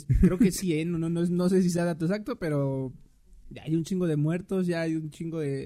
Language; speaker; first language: Spanish; native; Spanish